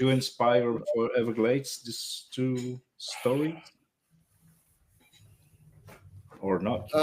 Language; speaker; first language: English; non-native, learner; French